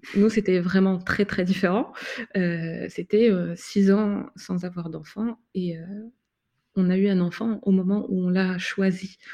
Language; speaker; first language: French; non-native, local second language; Arabic